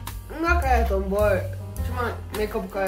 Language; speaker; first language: Indonesian; non-native, learner; Russian